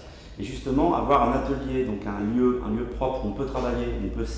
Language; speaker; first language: French; native; French